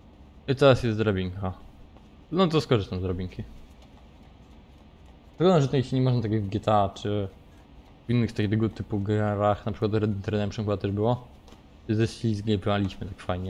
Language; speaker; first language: Polish; native; Polish